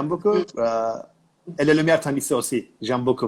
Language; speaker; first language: French; non-native, learner; Turkish